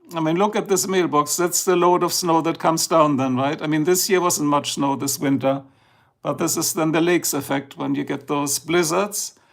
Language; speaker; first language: English; non-native, fluent; German